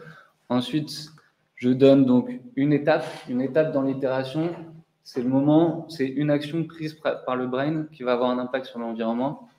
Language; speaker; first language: French; native; French